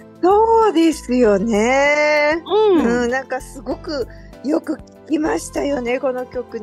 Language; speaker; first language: Japanese; native; Japanese